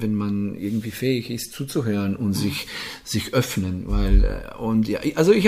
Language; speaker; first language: German; non-native, fluent; Slovenian